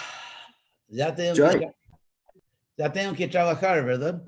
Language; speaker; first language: Spanish; non-native, fluent; English